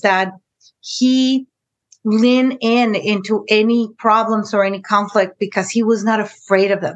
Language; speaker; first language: English; native; English